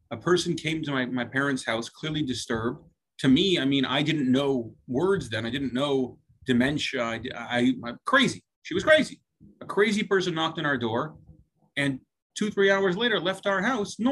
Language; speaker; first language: English; native; English